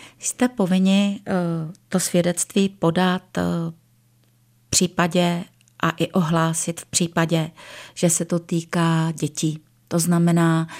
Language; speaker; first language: Czech; native; Czech